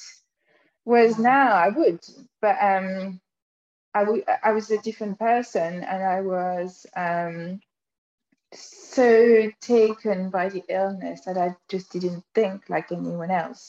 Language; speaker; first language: English; non-native, fluent; French